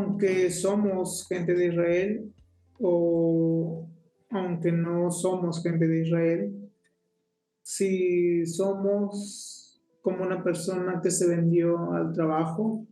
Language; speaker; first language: Spanish; non-native, local second language; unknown